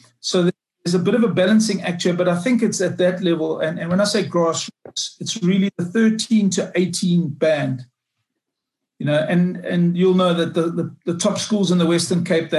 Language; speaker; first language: English; native; English